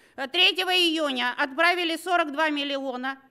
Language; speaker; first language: Russian; native; Russian